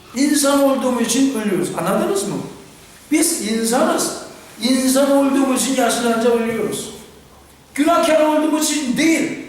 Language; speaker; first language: Turkish; non-native, fluent; Korean